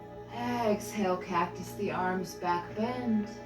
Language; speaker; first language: English; native; English